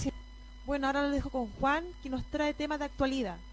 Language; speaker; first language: Spanish; native; Spanish